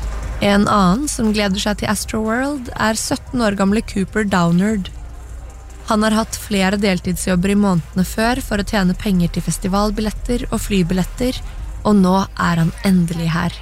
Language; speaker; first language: Norwegian; native; Norwegian